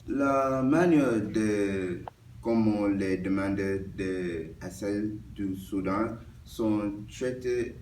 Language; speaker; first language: French; non-native, learner; English